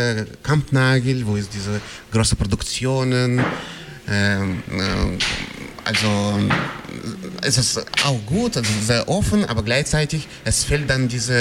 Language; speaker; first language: German; non-native, fluent; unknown